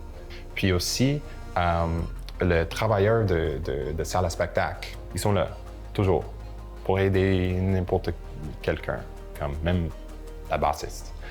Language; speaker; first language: French; non-native, local second language; English